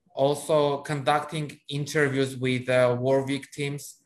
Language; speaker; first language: English; non-native, fluent; Armenian